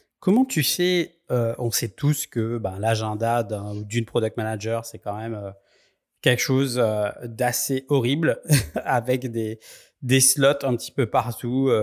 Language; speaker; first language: French; native; French